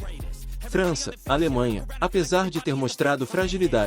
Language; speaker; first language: Portuguese; native; Portuguese